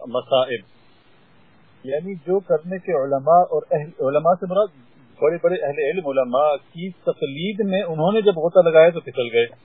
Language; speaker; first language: Urdu; native; Urdu